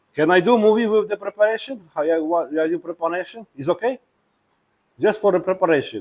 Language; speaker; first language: English; non-native, learner; Polish